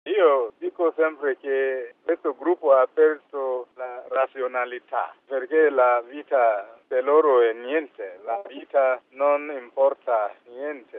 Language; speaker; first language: Italian; non-native, fluent; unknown